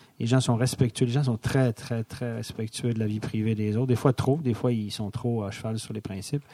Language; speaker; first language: French; native; French